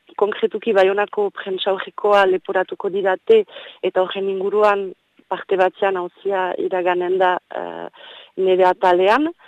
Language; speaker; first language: Basque; non-native, local second language; French